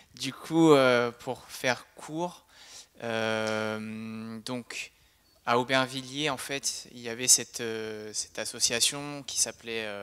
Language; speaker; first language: French; native; French